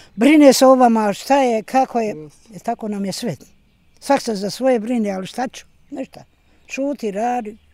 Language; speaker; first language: Croatian; native; Croatian